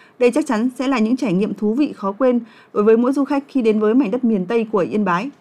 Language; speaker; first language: Vietnamese; native; Vietnamese